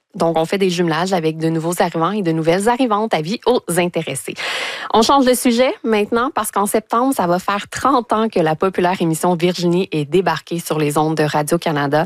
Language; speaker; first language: French; native; French